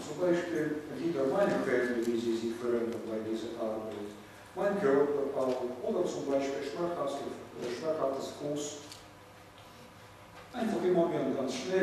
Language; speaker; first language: German; non-native, fluent; Russian